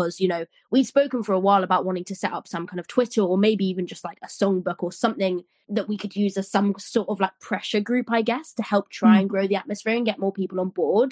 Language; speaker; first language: English; native; English